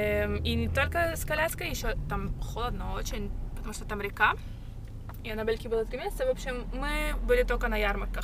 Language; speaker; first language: Russian; early bilingual, heritage; Russian